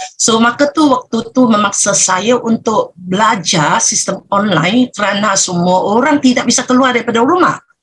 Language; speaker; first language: Malay; non-native, local second language; Chinese